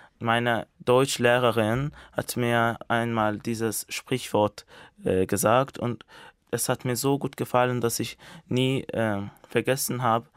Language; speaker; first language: German; non-native, fluent; Azerbaijani